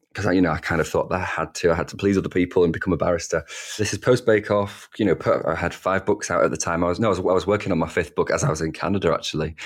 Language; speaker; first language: English; native; English